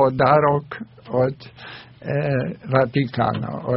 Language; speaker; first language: Russian; non-native, fluent; German